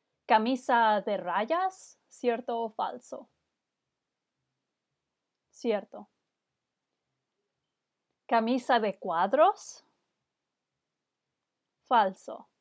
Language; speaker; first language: Spanish; non-native, fluent; English